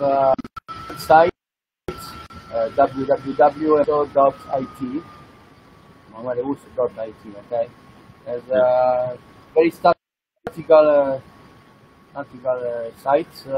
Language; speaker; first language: English; non-native, learner; Italian